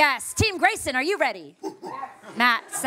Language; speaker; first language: English; native; English